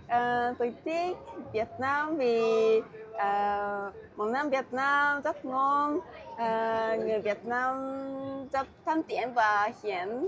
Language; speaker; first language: Vietnamese; non-native, learner; Japanese